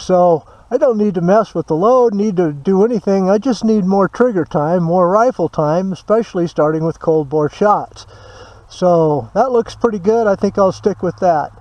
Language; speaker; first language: English; native; English